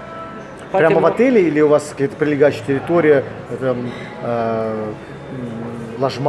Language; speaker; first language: Russian; native; Russian